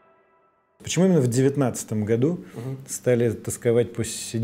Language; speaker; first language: Russian; native; Russian